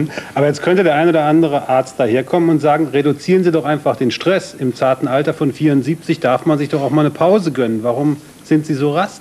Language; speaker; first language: German; native; German